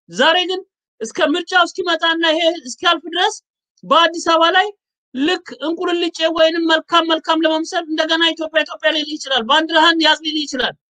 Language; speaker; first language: Amharic; native; Amharic